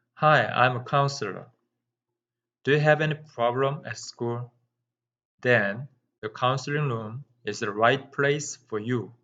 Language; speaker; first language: English; non-native, fluent; Korean